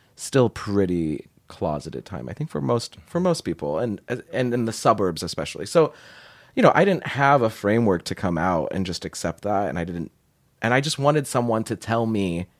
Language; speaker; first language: English; native; English